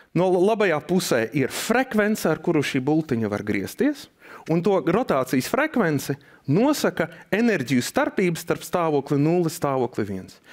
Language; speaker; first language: Latvian; non-native, local second language; Russian